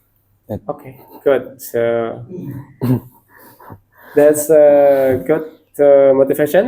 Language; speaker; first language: English; non-native, learner; Indonesian